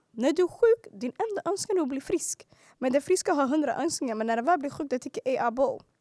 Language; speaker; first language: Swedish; early bilingual, other home language; Arabic